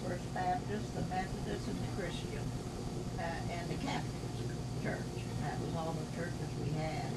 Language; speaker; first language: English; native; English